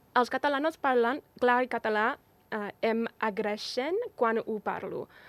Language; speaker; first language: Catalan; non-native, fluent; English